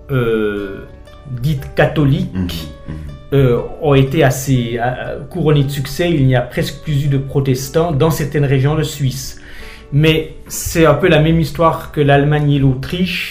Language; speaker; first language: French; native; French